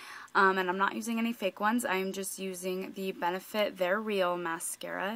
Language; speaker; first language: English; native; English